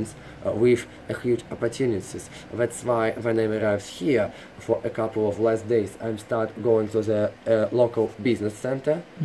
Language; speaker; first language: English; non-native, fluent; Russian